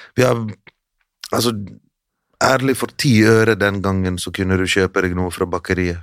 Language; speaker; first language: Norwegian; early bilingual, other home language; Bosnian